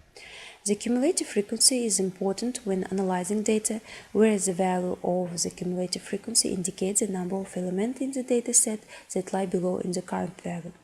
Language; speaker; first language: English; non-native, fluent; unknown